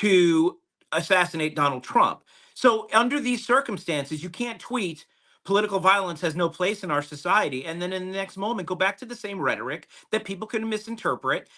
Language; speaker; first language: English; native; English